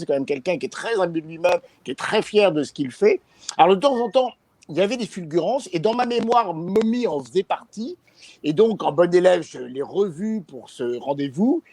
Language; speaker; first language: French; native; French